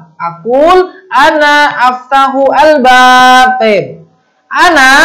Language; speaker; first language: Arabic; non-native, fluent; Indonesian